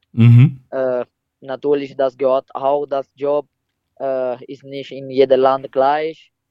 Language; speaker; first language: German; non-native, fluent; Italian